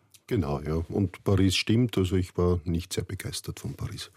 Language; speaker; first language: German; native; German